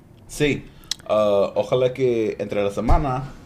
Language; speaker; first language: Spanish; early bilingual, other home language; English